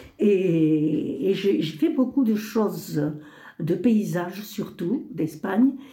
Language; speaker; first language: French; early bilingual, other home language; Spanish